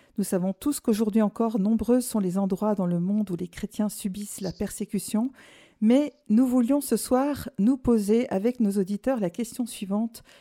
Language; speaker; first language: French; native; French